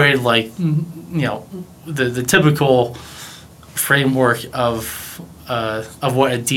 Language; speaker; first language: English; native; English